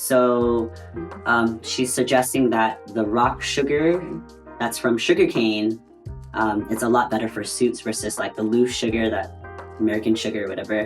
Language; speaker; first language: English; early bilingual, other home language; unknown